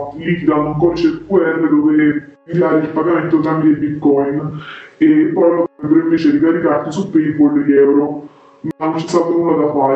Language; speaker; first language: Italian; native; Italian